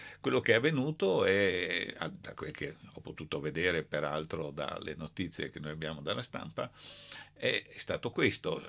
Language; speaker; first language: Italian; native; Italian